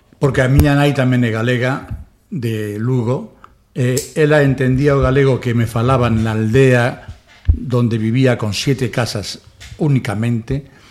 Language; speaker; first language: Galician; non-native, local second language; Spanish